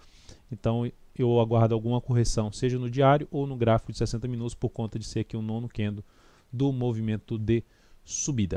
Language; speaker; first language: Portuguese; native; Portuguese